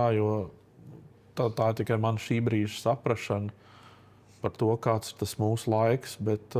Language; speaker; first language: Latvian; native; Latvian